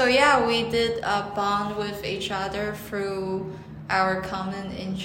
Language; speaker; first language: English; non-native, fluent; Chinese